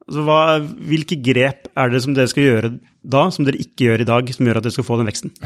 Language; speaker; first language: Norwegian; native; Norwegian